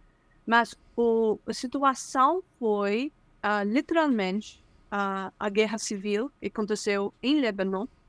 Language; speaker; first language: Portuguese; non-native, fluent; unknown